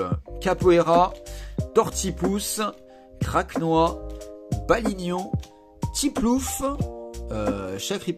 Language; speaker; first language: French; native; French